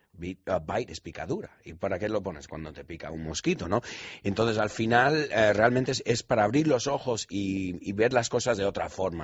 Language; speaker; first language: Spanish; non-native, fluent; English